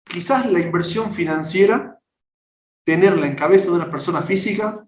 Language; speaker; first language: Spanish; native; Spanish